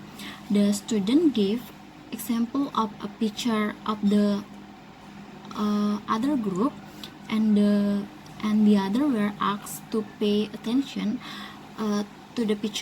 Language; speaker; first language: English; non-native, learner; Indonesian